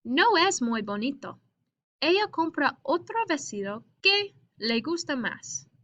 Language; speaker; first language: Spanish; non-native, fluent; English